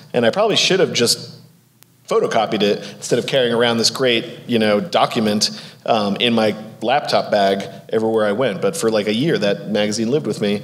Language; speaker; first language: English; native; English